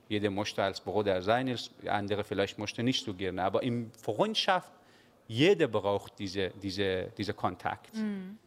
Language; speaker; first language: German; non-native, learner; Persian